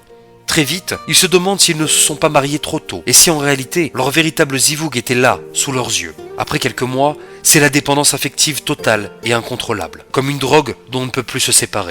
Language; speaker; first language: French; native; French